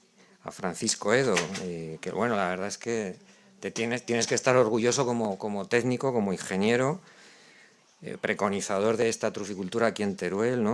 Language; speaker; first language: Spanish; native; Spanish